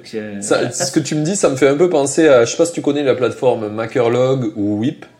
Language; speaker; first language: French; native; French